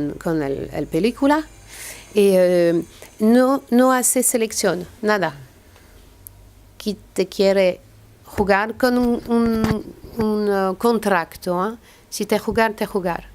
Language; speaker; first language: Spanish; non-native, learner; French